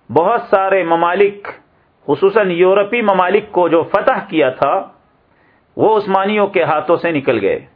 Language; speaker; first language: Urdu; native; Urdu